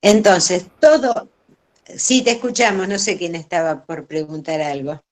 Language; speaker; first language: Spanish; native; Spanish